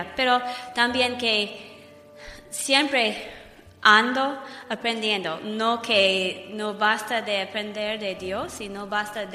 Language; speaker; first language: Spanish; non-native, fluent; English